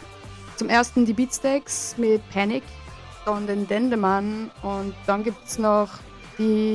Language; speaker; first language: German; native; German